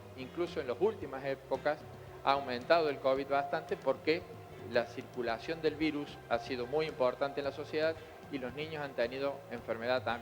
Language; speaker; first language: Spanish; native; Spanish